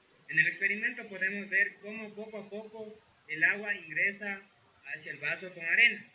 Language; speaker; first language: Spanish; native; Spanish